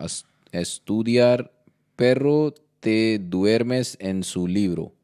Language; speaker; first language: Spanish; non-native, learner; Hindi